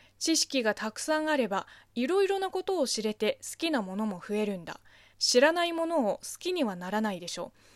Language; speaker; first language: Japanese; non-native, fluent; Chinese